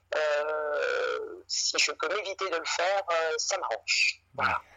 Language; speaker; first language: French; native; French